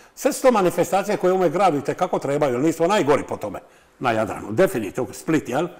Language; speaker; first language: Croatian; native; Croatian